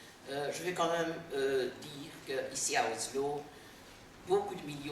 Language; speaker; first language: French; non-native, fluent; Dutch